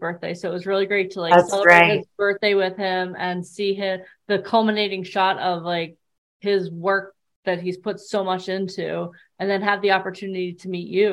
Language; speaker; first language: English; native; English